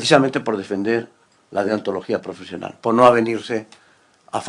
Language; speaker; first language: Spanish; native; Spanish